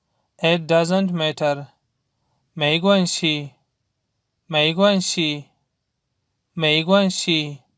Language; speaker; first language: Chinese; non-native, learner; Urdu